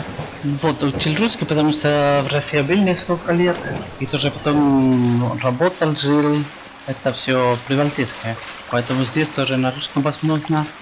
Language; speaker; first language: Russian; non-native, learner; Spanish